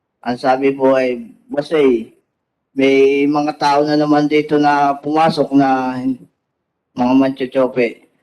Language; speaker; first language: Filipino; native; Filipino